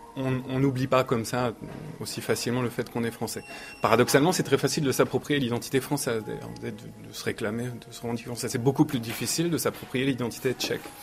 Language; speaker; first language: French; native; French